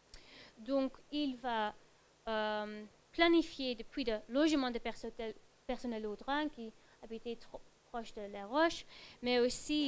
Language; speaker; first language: French; non-native, fluent; Dutch